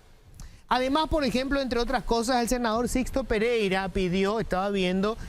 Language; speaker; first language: Spanish; native; Spanish